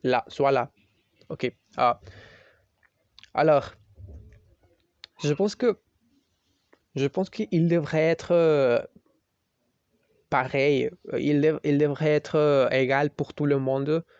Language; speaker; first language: French; non-native, learner; Spanish